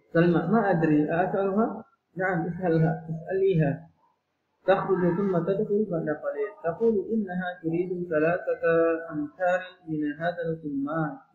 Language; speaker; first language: Arabic; non-native, fluent; Indonesian